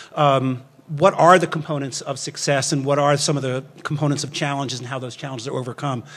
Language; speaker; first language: English; native; English